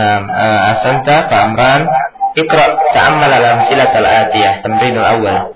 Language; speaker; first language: Arabic; non-native, fluent; Indonesian